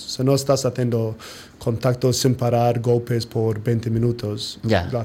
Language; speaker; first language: Spanish; non-native, fluent; English